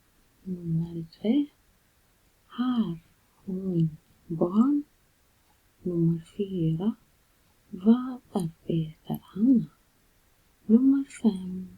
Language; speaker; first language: Swedish; non-native, fluent; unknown